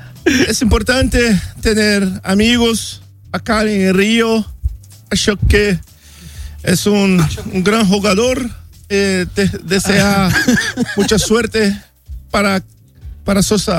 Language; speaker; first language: Spanish; non-native, learner; Portuguese